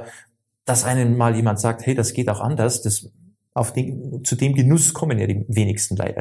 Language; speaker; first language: German; native; German